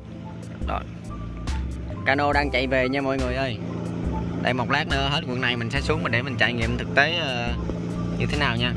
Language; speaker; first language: Vietnamese; native; Vietnamese